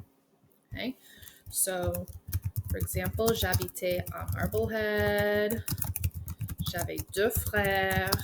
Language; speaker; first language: French; non-native, fluent; English